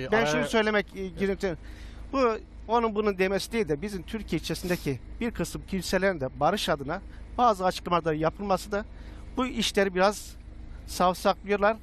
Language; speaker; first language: Turkish; native; Turkish